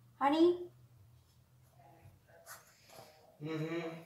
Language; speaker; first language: English; non-native, learner; Indonesian